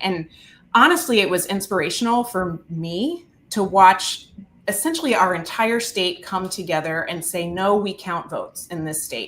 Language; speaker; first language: English; native; English